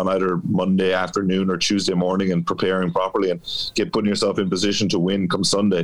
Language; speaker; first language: English; native; English